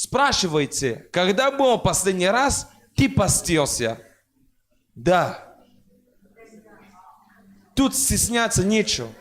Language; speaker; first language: Russian; non-native, fluent; French